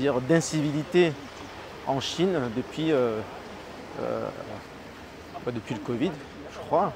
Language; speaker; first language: French; native; French